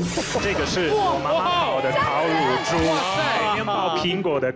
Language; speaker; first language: Chinese; non-native, fluent; Polish